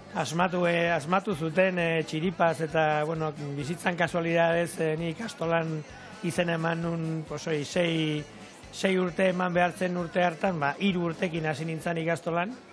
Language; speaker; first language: Basque; non-native, local second language; Spanish